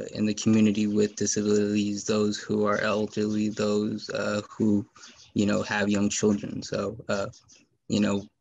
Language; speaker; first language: English; native; English